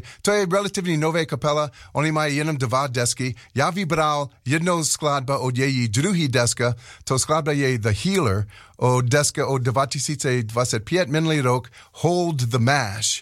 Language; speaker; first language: Czech; non-native, learner; English